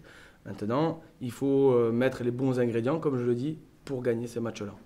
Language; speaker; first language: French; native; French